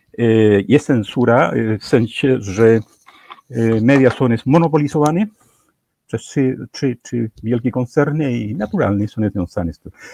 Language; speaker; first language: Polish; non-native, fluent; Spanish